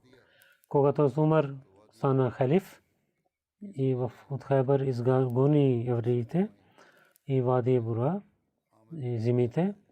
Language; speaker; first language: Bulgarian; non-native, learner; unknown